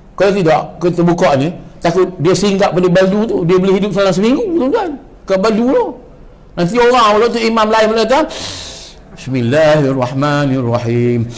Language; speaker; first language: Malay; native; Malay